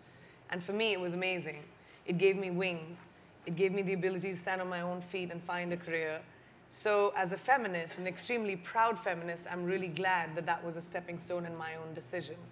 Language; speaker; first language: English; non-native, local second language; Hindi